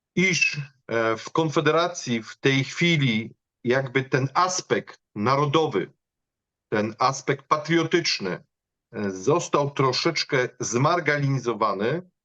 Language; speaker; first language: Polish; native; Polish